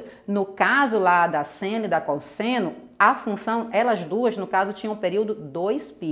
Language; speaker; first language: Portuguese; native; Portuguese